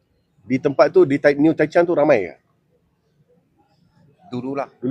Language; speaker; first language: Malay; native; Malay